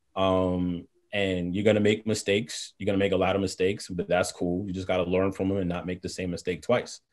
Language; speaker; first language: English; native; English